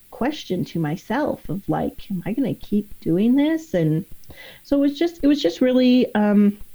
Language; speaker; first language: English; native; English